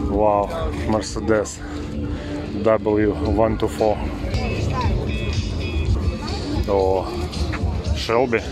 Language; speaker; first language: English; non-native, learner; Russian